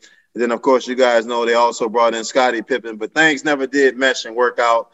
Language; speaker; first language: English; native; English